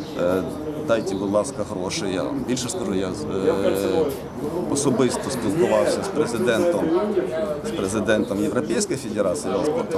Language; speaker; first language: Ukrainian; native; Ukrainian